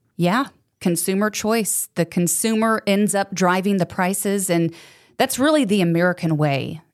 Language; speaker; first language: English; native; English